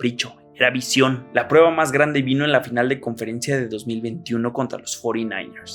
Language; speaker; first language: Spanish; native; Spanish